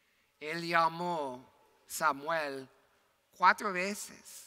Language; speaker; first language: Spanish; non-native, fluent; English